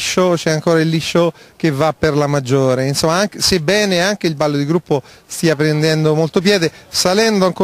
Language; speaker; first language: Italian; native; Italian